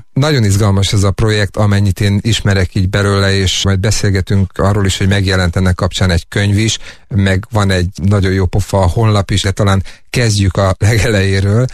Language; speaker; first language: Hungarian; native; Hungarian